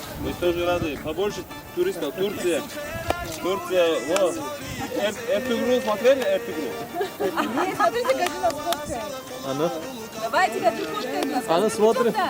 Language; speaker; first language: Russian; non-native, local second language; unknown